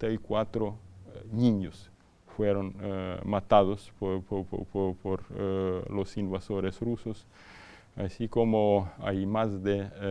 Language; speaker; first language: Spanish; non-native, fluent; Ukrainian